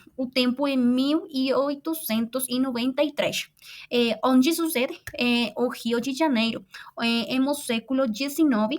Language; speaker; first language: Portuguese; non-native, fluent; Spanish